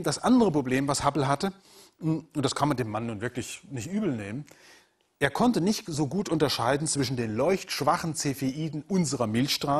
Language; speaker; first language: German; native; German